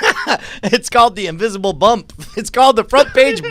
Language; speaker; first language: English; native; English